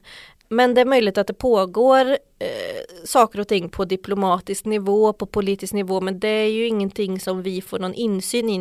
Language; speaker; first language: Swedish; native; Swedish